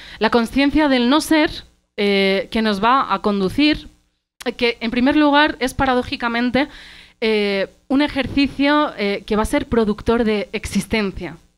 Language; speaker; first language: Spanish; early bilingual, other home language; Arabic